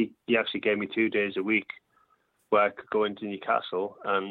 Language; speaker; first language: English; native; English